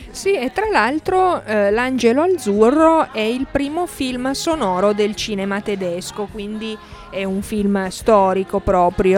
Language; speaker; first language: Italian; native; Italian